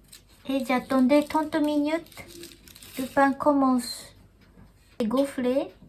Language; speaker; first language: French; non-native, learner; Japanese